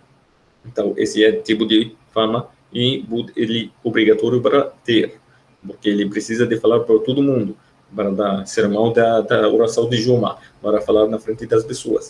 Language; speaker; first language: Portuguese; non-native, fluent; Arabic